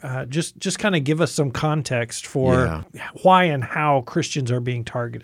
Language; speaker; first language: English; native; English